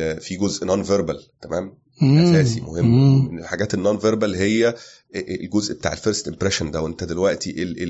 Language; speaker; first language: Arabic; native; Arabic